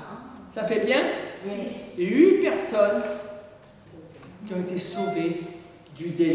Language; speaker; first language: French; native; French